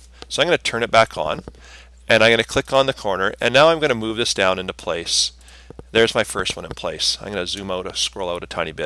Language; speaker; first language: English; native; English